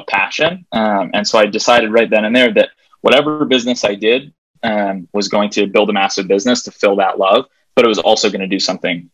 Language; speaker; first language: English; native; English